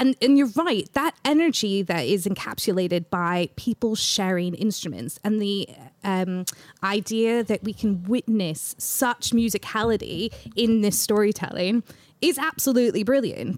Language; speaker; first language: English; native; English